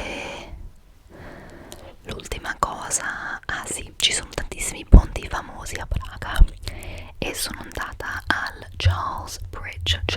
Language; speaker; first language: Italian; non-native, fluent; English